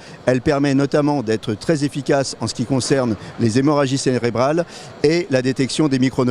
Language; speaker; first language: French; native; French